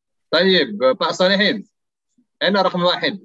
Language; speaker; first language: Arabic; non-native, fluent; Indonesian